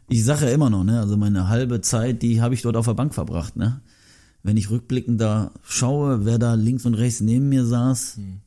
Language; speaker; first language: German; early bilingual, other home language; Turkish